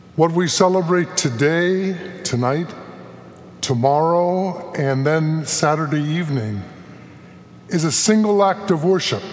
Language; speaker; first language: English; native; English